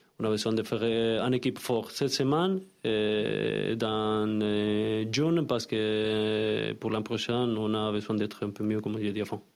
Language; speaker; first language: French; non-native, learner; Spanish